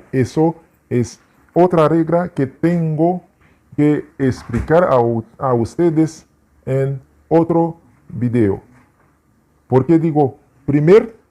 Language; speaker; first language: Spanish; non-native, fluent; Haitian Creole